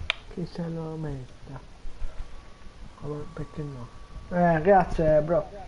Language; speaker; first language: Italian; native; Italian